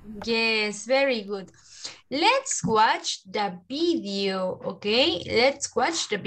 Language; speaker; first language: English; non-native, learner; Spanish